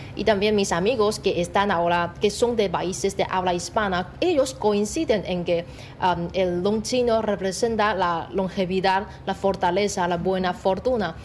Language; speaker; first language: Spanish; non-native, fluent; Chinese